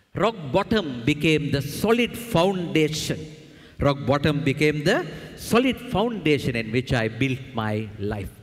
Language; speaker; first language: English; non-native, local second language; Sinhala